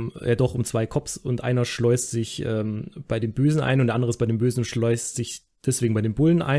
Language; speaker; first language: German; native; German